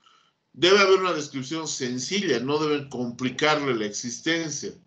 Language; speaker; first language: Spanish; native; Spanish